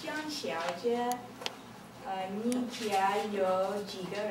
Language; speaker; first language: Chinese; non-native, learner; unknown